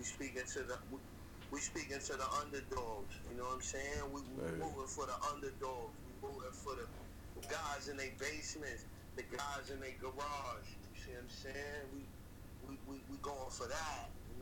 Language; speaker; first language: English; native; English